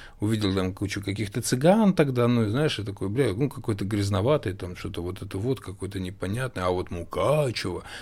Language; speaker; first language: Russian; native; Russian